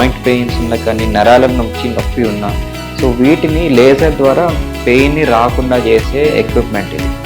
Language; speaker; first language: Telugu; native; Telugu